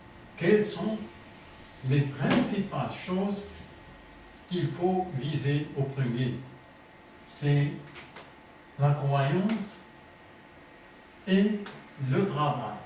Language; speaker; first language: French; non-native, fluent; Arabic